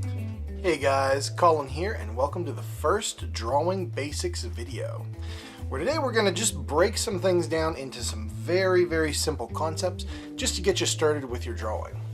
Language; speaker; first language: English; native; English